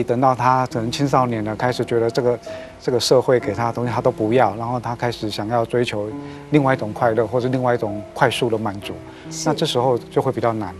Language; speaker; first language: Chinese; native; Chinese